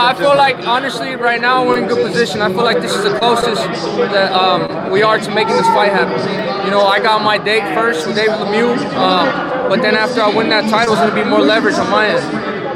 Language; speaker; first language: English; early bilingual, other home language; Spanish